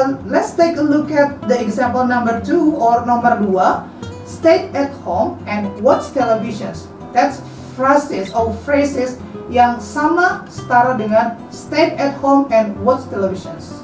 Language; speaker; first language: English; non-native, fluent; Indonesian